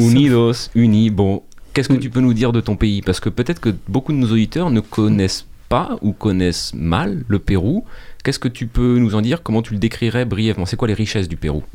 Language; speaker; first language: French; native; French